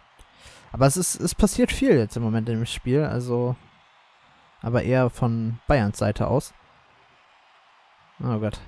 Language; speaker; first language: German; native; German